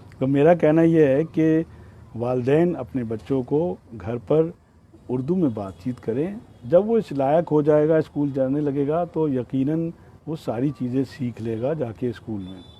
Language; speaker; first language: Urdu; native; Urdu